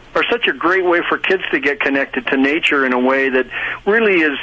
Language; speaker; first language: English; native; English